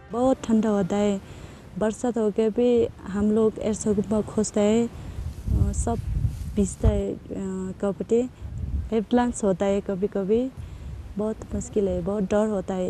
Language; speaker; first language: Hindi; non-native, learner; Nepali